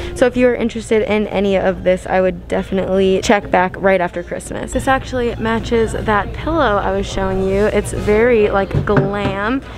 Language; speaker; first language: English; native; English